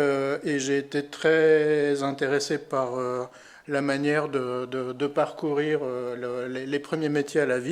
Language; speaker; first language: French; native; French